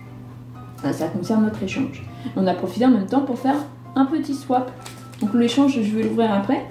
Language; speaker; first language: French; native; French